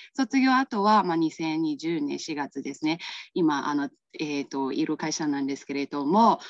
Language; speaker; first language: Japanese; non-native, fluent; Burmese